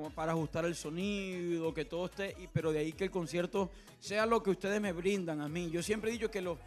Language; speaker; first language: Spanish; native; Spanish